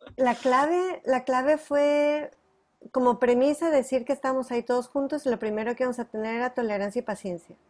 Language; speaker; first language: Spanish; native; Spanish